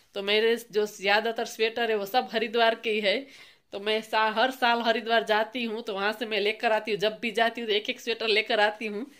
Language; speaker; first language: Hindi; non-native, local second language; Gujarati